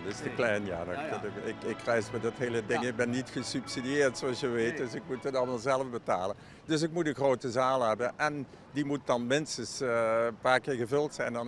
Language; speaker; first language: Dutch; native; Dutch